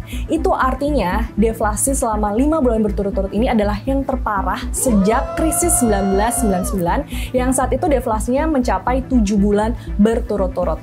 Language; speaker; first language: Indonesian; native; Indonesian